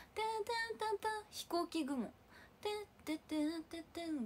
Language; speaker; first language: Japanese; native; Japanese